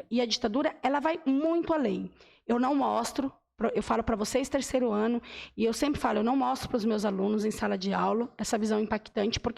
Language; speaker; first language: Portuguese; native; Portuguese